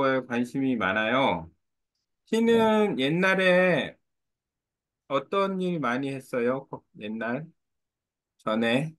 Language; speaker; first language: Korean; native; Korean